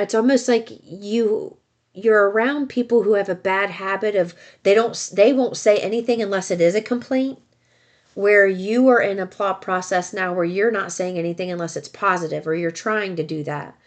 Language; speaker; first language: English; native; English